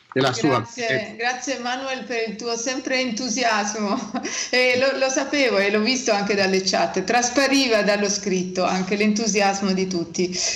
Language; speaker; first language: Italian; native; Italian